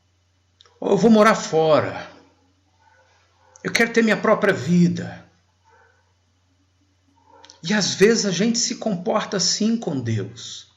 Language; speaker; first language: Portuguese; native; Portuguese